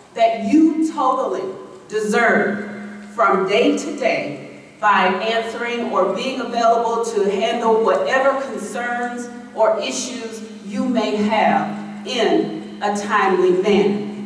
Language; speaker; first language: English; native; English